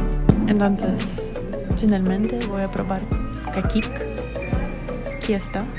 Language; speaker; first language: Spanish; non-native, fluent; Russian